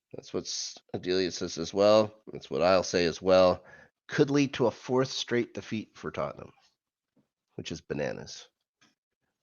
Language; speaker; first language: English; native; English